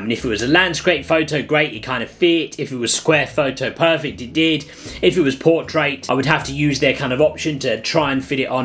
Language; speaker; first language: English; native; English